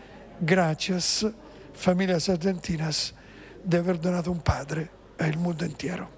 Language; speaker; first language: Spanish; non-native, fluent; Italian